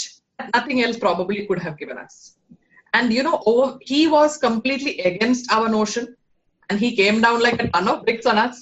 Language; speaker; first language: English; non-native, local second language; Malayalam